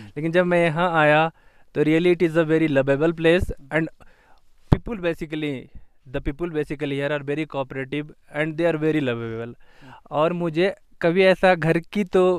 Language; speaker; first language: Hindi; native; Hindi